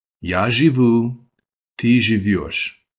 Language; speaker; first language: Russian; non-native, fluent; English